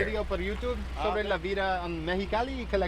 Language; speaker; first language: Spanish; non-native, learner; English